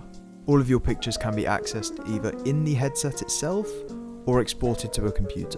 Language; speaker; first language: English; native; English